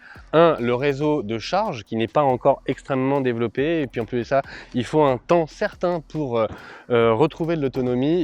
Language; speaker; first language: French; native; French